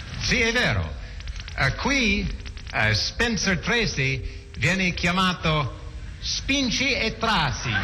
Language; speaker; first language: Italian; non-native, learner; English